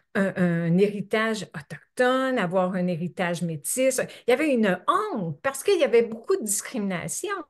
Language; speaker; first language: French; native; French